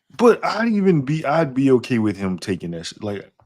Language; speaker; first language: English; native; English